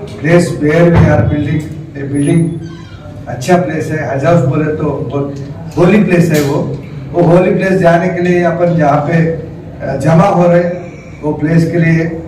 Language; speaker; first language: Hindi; non-native, local second language; Urdu